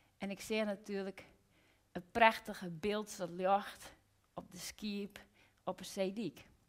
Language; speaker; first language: Dutch; non-native, local second language; Western Frisian